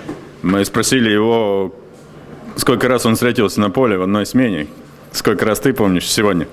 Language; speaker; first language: Russian; non-native, local second language; Latvian